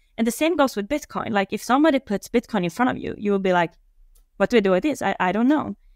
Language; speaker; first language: English; non-native, fluent; Swedish